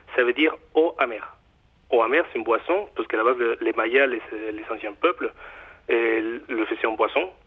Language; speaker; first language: French; non-native, fluent; Spanish